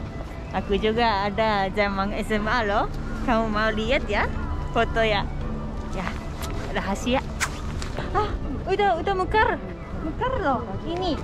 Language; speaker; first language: Indonesian; non-native, fluent; Japanese